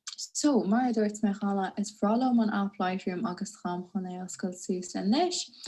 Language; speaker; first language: Irish; native; Irish